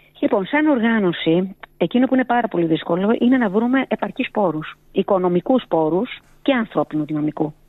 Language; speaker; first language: Greek; early bilingual, heritage; Greek